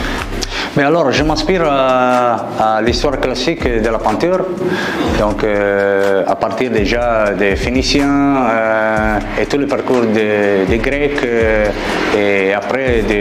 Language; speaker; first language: French; non-native, fluent; Italian